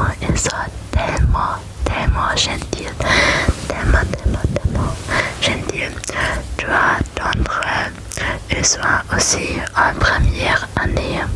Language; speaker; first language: French; non-native, learner; German